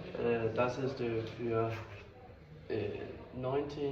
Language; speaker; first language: German; non-native, learner; Danish